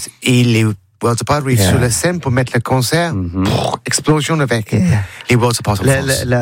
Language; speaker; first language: French; non-native, learner; English